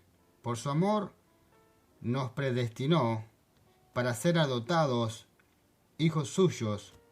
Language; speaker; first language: Spanish; non-native, fluent; French